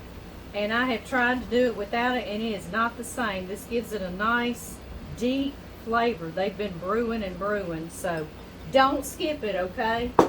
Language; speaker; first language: English; native; English